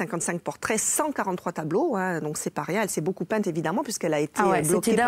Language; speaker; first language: French; native; French